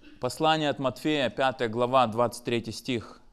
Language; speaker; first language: Russian; native; Russian